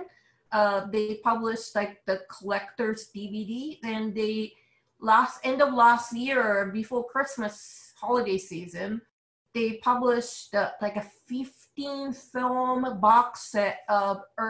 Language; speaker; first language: English; non-native, fluent; Japanese